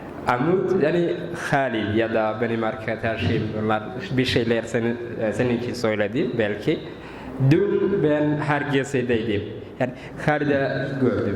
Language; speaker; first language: Turkish; non-native, learner; Somali